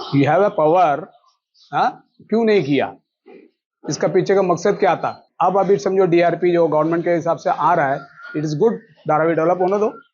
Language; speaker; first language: Hindi; non-native, local second language; Tamil